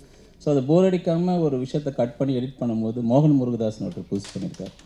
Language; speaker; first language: Tamil; native; Tamil